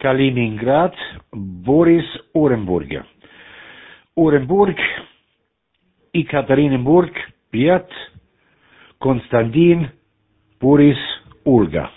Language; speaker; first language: Russian; non-native, learner; German